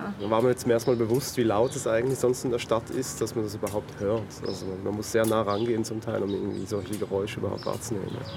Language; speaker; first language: German; native; German